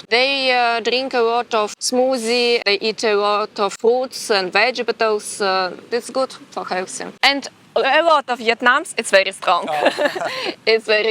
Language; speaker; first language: English; non-native, learner; Ukrainian